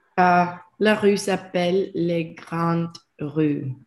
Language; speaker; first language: French; non-native, learner; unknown